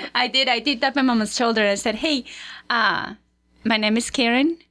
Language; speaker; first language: English; non-native, fluent; Spanish